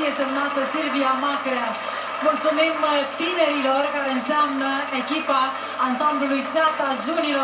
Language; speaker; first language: Romanian; native; Romanian